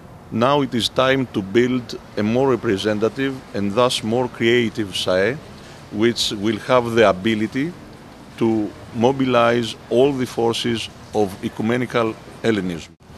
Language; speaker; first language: English; non-native, fluent; Greek